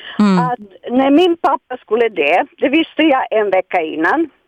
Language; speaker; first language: Swedish; non-native, fluent; Serbian